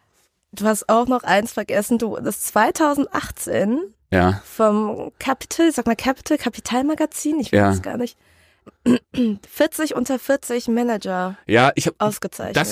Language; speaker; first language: German; early bilingual, other home language; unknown